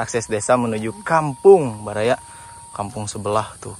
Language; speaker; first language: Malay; non-native, local second language; Sundanese